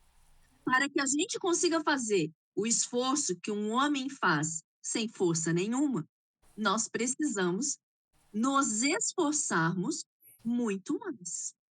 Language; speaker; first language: Portuguese; native; Portuguese